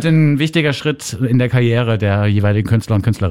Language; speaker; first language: German; native; German